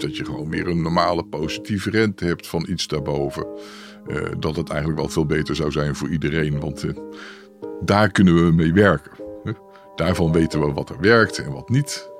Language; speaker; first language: Dutch; native; Dutch